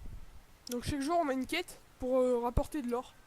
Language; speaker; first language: French; native; French